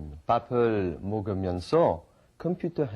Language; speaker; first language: Korean; non-native, learner; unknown